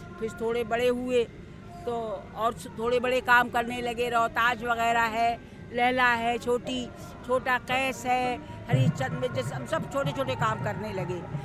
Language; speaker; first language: Hindi; native; Hindi